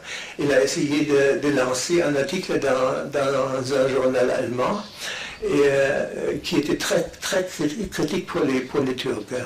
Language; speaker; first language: French; non-native, fluent; German